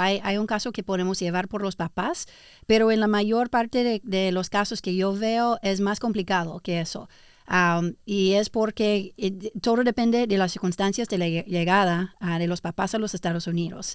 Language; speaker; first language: Spanish; early bilingual, heritage; English